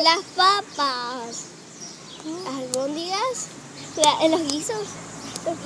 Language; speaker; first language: Spanish; native; Spanish